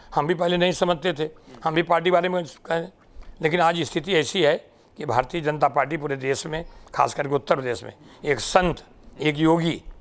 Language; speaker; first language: Hindi; non-native, local second language; Marathi